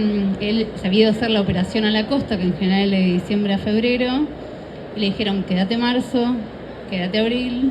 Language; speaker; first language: Spanish; native; Spanish